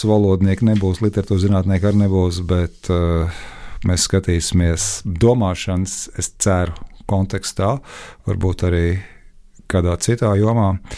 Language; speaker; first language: Latvian; native; Latvian